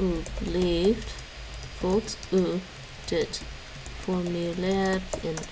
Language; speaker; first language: Dutch; non-native, learner; English